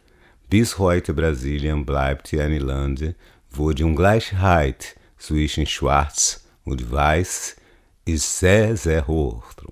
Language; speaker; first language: German; non-native, learner; Portuguese